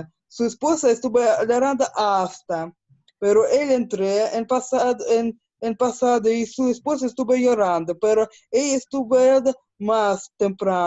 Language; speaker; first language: Spanish; non-native, learner; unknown